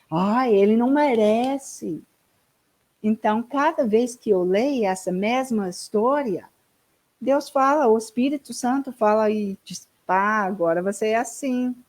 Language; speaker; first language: Portuguese; non-native, learner; English